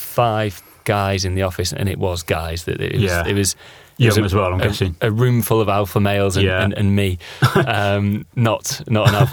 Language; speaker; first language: English; native; English